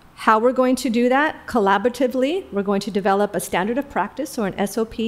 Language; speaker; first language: English; native; English